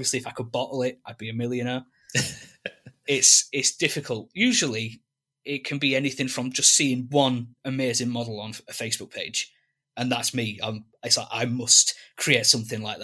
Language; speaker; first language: English; native; English